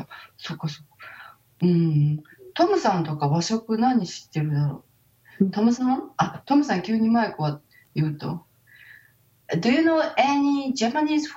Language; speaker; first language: Japanese; native; Japanese